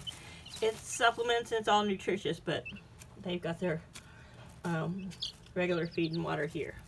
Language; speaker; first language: English; native; English